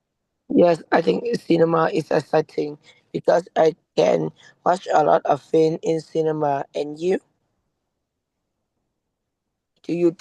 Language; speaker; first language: English; non-native, learner; Vietnamese